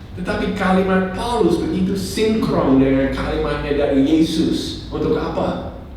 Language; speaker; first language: Indonesian; non-native, fluent; English